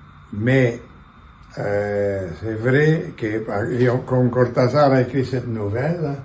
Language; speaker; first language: French; non-native, fluent; Catalan